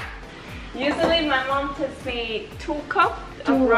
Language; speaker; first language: English; non-native, fluent; Vietnamese